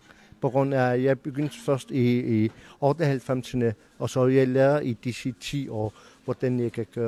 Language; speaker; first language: Danish; non-native, local second language; Kalaallisut